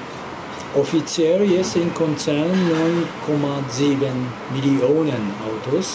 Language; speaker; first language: German; non-native, learner; Japanese